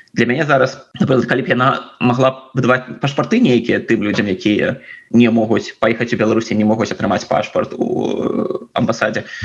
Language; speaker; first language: Belarusian; non-native, local second language; Russian